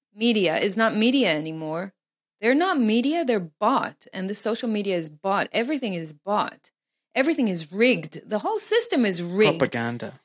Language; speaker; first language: English; non-native, fluent; Hebrew